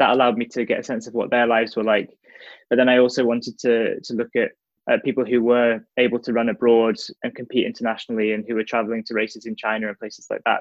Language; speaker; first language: English; native; English